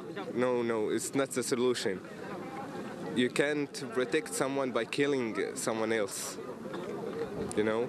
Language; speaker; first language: English; non-native, fluent; Arabic